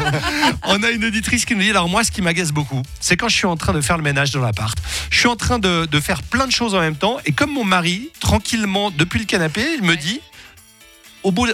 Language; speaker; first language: French; native; French